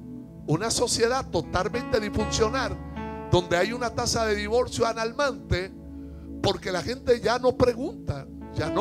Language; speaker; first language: Spanish; native; Spanish